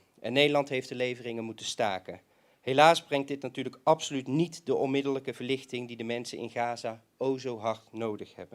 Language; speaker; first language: Dutch; native; Dutch